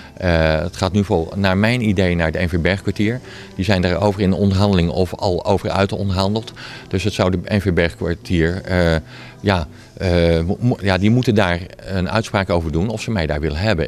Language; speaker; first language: Dutch; native; Dutch